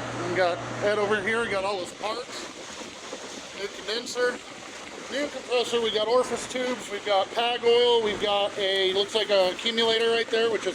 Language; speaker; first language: English; native; English